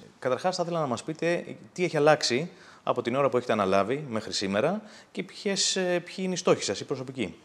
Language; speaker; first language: Greek; native; Greek